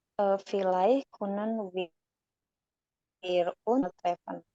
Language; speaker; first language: German; non-native, learner; Indonesian